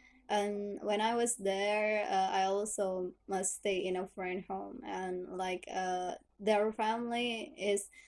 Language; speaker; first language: English; non-native, learner; Indonesian